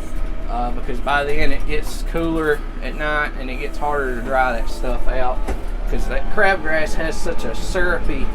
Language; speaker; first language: English; native; English